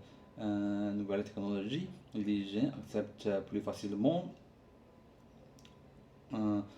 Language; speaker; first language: French; non-native, learner; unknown